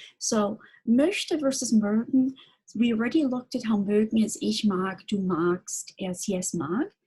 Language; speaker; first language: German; non-native, fluent; English